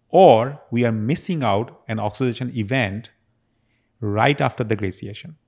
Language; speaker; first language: English; non-native, local second language; Bangla